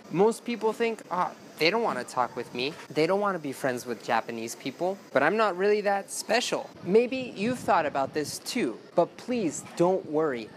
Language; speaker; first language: English; native; English